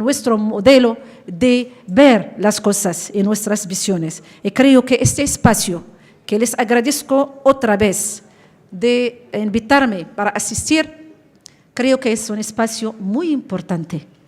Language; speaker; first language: Spanish; non-native, fluent; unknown